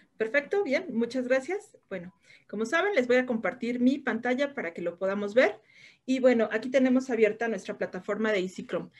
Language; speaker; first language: Spanish; native; Spanish